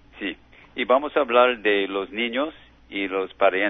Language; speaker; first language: Spanish; non-native, learner; English